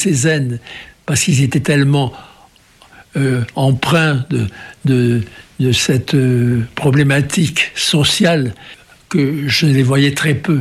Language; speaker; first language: French; native; French